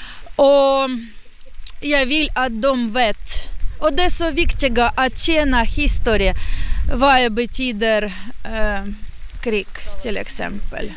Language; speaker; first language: Swedish; non-native, learner; Ukrainian